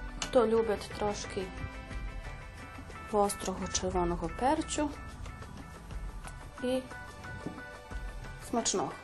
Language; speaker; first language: Ukrainian; early bilingual, heritage; Ukrainian